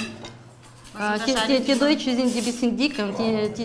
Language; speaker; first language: German; non-native, fluent; Russian